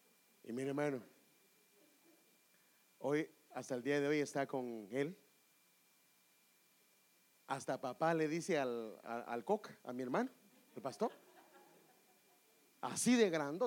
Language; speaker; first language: Spanish; native; Spanish